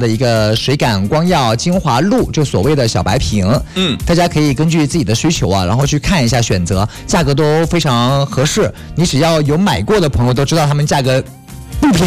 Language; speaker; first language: Chinese; native; Chinese